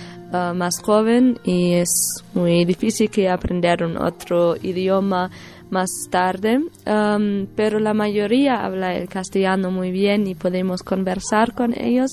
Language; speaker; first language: Spanish; non-native, learner; German